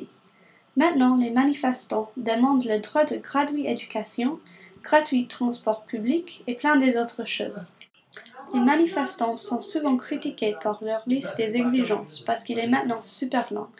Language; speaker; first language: French; non-native, learner; English